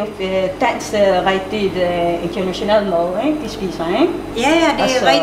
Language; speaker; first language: Danish; non-native, learner; Filipino